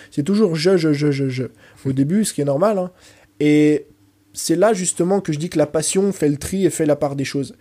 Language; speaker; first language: French; early bilingual, other home language; Portuguese